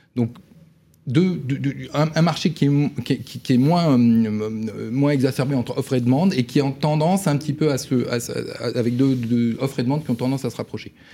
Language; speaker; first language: French; native; French